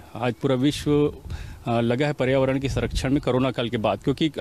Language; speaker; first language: Hindi; native; Hindi